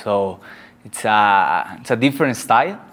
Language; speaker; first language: English; non-native, learner; Spanish